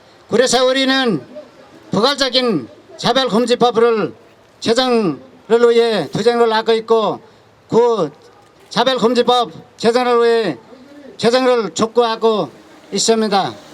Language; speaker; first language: Korean; non-native, fluent; Nepali